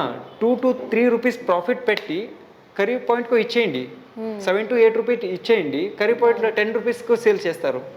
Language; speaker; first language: Telugu; non-native, local second language; Hindi